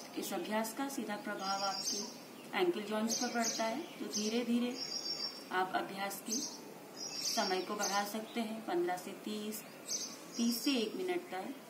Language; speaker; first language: Hindi; native; Hindi